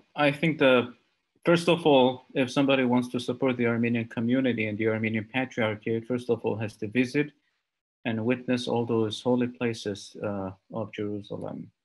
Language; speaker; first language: English; non-native, fluent; Armenian